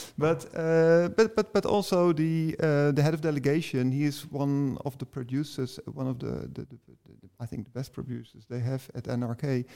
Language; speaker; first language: English; non-native, fluent; Dutch